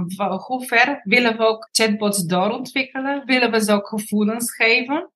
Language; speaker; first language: Dutch; non-native, fluent; Bulgarian